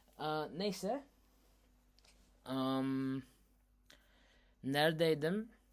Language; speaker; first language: Turkish; non-native, learner; Urdu